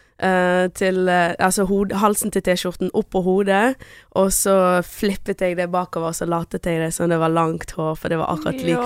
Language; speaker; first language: Norwegian; early bilingual, other home language; Portuguese